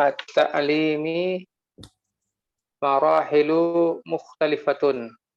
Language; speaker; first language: Arabic; non-native, learner; Indonesian